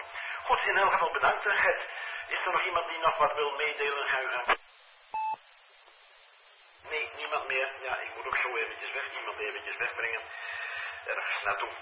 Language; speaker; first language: Dutch; native; Dutch